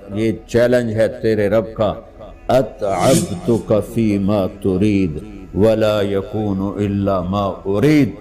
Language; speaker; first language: Urdu; non-native, local second language; Punjabi